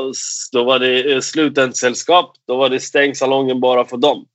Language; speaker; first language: Swedish; non-native, fluent; Persian